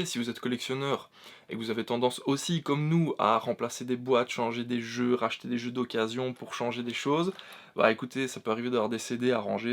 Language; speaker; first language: French; native; French